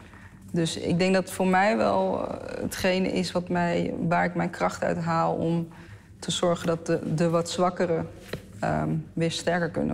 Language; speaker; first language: Dutch; native; Dutch